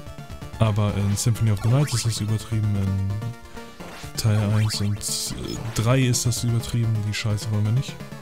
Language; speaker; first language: German; native; German